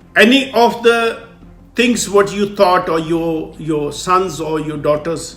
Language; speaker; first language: English; non-native, local second language; Punjabi